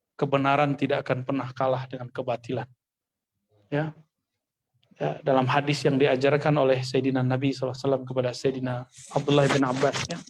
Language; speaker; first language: Indonesian; non-native, local second language; Minangkabau